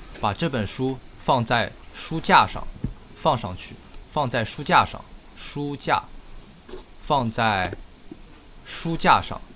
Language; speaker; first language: Chinese; native; Chinese